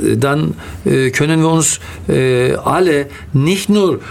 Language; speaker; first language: German; non-native, fluent; Turkish